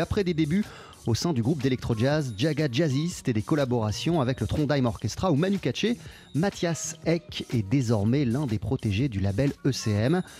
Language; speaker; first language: French; native; French